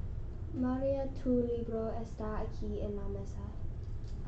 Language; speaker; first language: Spanish; non-native, learner; English